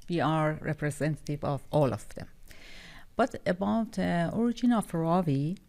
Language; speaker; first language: English; non-native, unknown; Persian